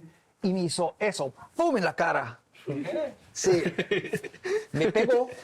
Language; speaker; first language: Spanish; non-native, learner; English